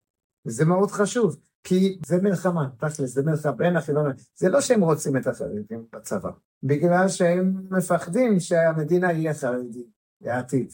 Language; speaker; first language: Hebrew; non-native, fluent; English